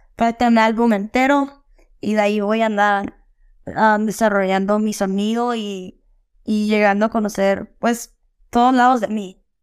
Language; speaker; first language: Spanish; early bilingual, heritage; Spanish